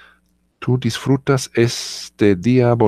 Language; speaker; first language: Spanish; non-native, learner; English